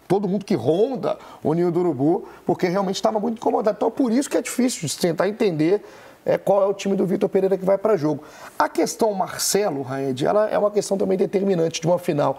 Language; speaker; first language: Portuguese; native; Portuguese